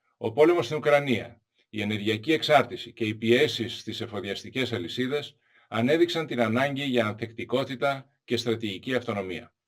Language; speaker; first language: Greek; native; Greek